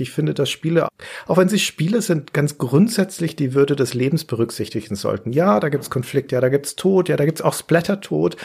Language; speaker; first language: German; native; German